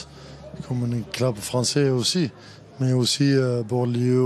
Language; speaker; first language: French; non-native, learner; Arabic